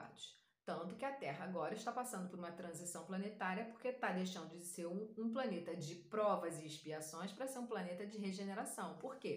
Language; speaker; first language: Portuguese; native; Portuguese